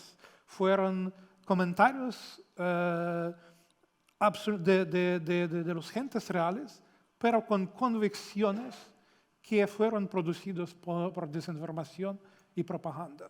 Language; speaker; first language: Spanish; non-native, fluent; Ukrainian